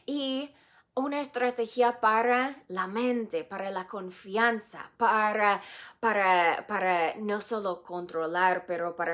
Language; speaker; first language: Spanish; non-native, fluent; English